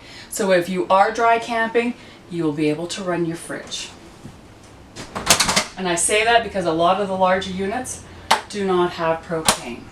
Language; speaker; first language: English; native; English